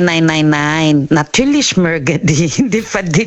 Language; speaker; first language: German; non-native, learner; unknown